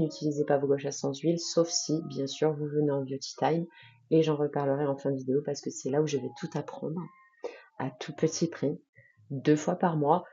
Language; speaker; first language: French; native; French